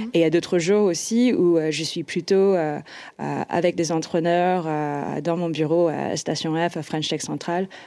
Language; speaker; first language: French; non-native, fluent; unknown